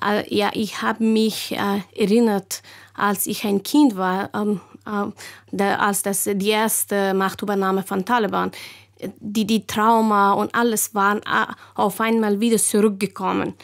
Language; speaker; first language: German; non-native, learner; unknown